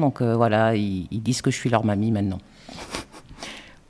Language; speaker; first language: French; native; French